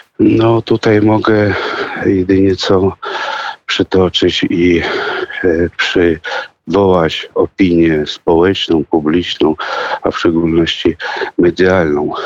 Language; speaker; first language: Polish; early bilingual, heritage; Polish